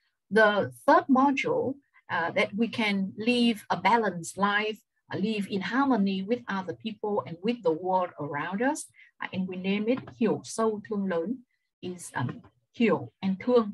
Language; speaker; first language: English; non-native, fluent; Vietnamese